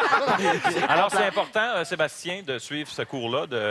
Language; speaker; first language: French; native; French